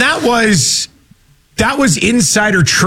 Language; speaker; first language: English; native; English